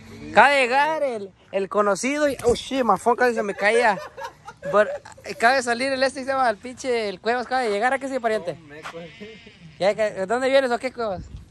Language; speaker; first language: Spanish; early bilingual, heritage; Spanish